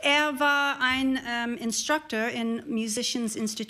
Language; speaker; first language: German; non-native, learner; English